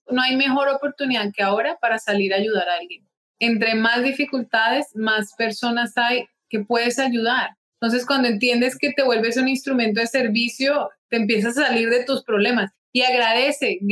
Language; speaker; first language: Spanish; native; Spanish